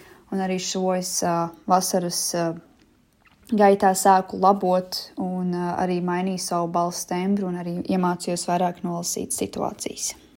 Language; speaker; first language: Latvian; native; Latvian